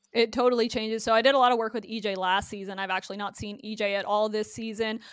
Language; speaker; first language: English; native; English